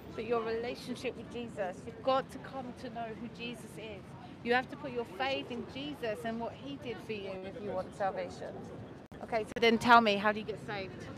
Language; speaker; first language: English; native; English